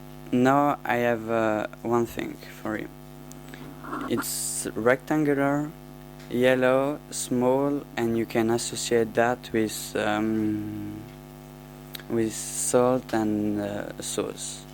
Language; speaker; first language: English; non-native, learner; French